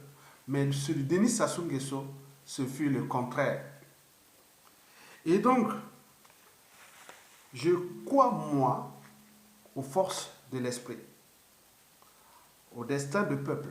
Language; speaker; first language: French; non-native, local second language; Lingala